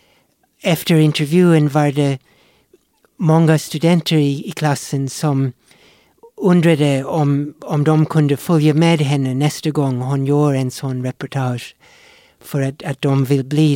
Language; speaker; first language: Swedish; non-native, fluent; English